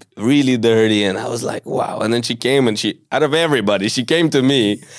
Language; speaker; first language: English; early bilingual, other home language; Hebrew